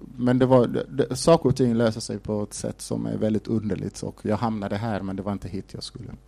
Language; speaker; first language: Swedish; non-native, fluent; Somali